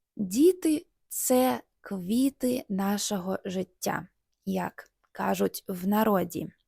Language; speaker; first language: Ukrainian; native; Ukrainian